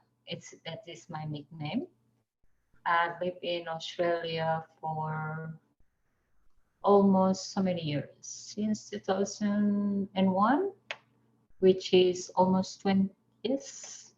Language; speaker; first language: English; non-native, fluent; Indonesian